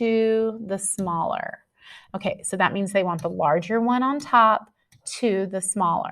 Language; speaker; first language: English; native; English